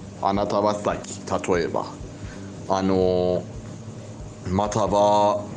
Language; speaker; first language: Japanese; non-native, learner; Persian